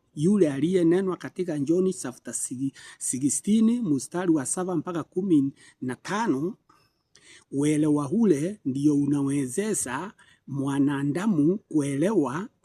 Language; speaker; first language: Swahili; non-native, local second language; Kikuyu